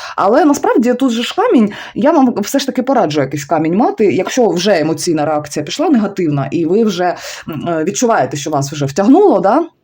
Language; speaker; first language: Ukrainian; non-native, local second language; Russian